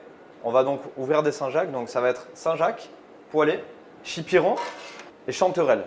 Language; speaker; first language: French; native; French